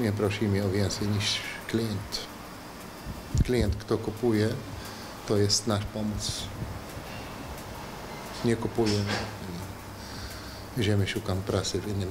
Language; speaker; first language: Polish; non-native, learner; Arabic